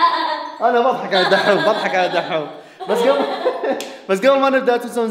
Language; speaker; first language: Arabic; native; Arabic